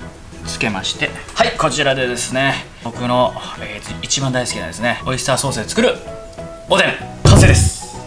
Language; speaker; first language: Japanese; native; Japanese